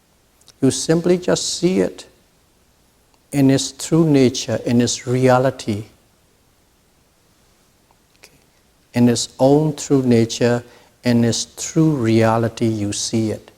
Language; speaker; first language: English; non-native, fluent; Burmese